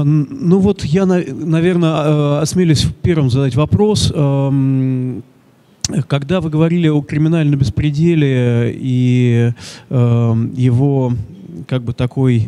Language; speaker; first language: Russian; native; Russian